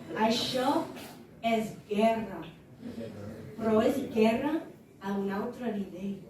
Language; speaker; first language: Catalan; non-native, fluent; English